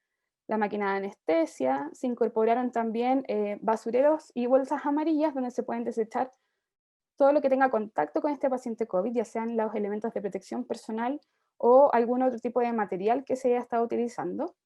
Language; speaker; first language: Spanish; native; Spanish